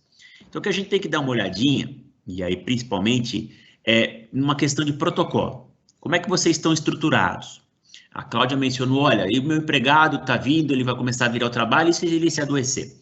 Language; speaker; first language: Portuguese; native; Portuguese